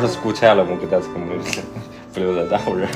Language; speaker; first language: Russian; non-native, learner; Chinese